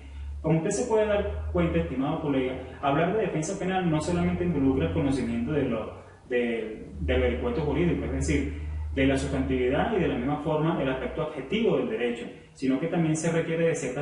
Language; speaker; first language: Spanish; native; Spanish